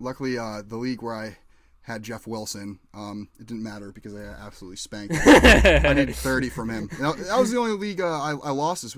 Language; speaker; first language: English; native; English